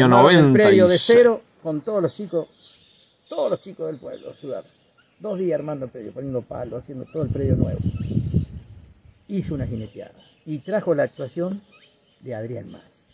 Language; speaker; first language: Spanish; native; Spanish